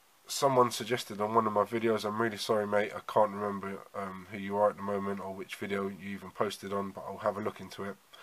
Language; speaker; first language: English; native; English